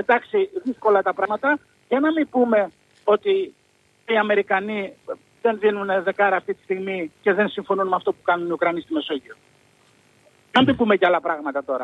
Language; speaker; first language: Greek; native; Greek